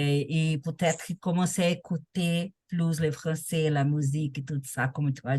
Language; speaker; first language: French; non-native, learner; Portuguese